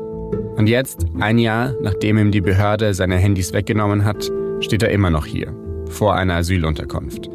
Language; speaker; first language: German; native; German